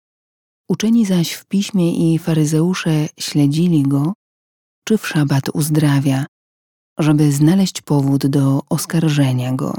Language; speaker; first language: Polish; native; Polish